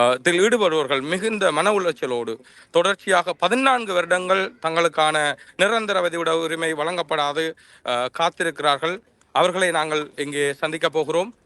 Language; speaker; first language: Tamil; native; Tamil